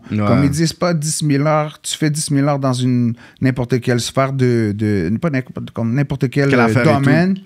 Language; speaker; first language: French; early bilingual, other home language; English